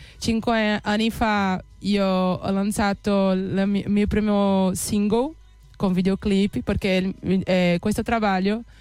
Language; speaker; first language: Italian; non-native, learner; Portuguese